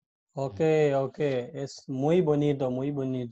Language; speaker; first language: Spanish; non-native, learner; Hindi